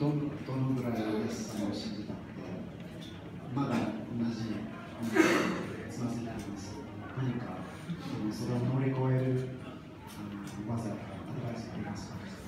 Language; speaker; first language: Japanese; non-native, learner; Vietnamese